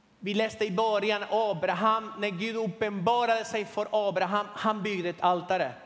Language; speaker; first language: Swedish; non-native, fluent; Spanish